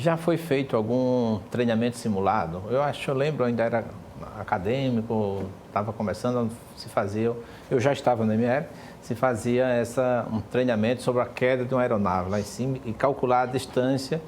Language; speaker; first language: Portuguese; native; Portuguese